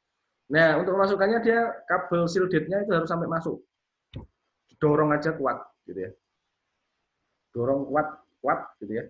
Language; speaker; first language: Indonesian; native; Indonesian